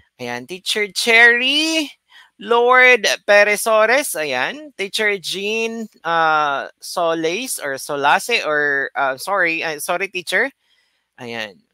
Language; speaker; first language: Filipino; native; Filipino